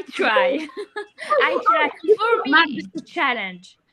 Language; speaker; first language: English; non-native, learner; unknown